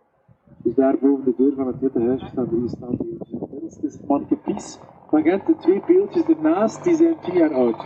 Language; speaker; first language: Dutch; native; Dutch